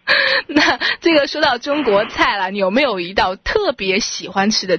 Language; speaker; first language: Chinese; native; Chinese